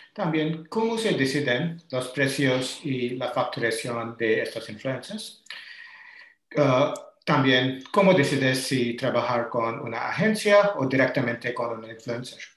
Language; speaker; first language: Spanish; non-native, learner; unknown